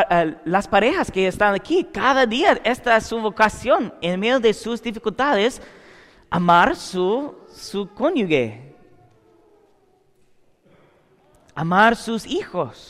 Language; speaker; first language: Spanish; non-native, learner; English